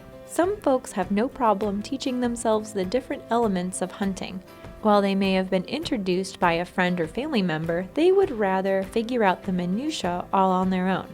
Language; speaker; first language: English; native; English